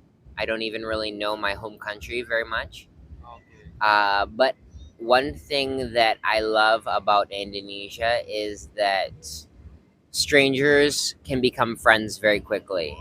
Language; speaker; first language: English; early bilingual, heritage; English